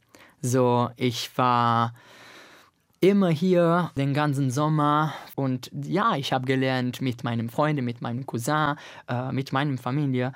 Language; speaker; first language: German; non-native, fluent; Italian